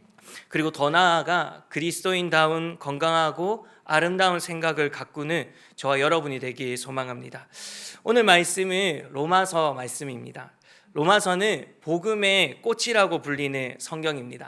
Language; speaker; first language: Korean; native; Korean